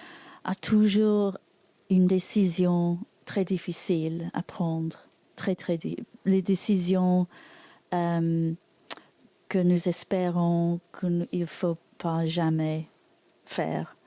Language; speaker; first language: French; non-native, learner; English